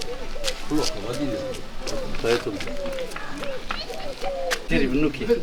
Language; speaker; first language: Russian; non-native, local second language; Tajik